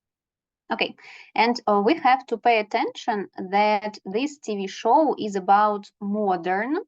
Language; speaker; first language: English; non-native, fluent; Russian